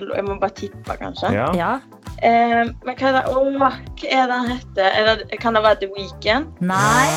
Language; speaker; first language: Norwegian; native; Norwegian